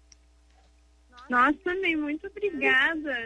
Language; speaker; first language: Portuguese; early bilingual, heritage; English